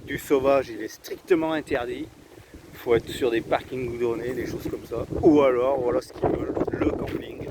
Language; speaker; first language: French; native; French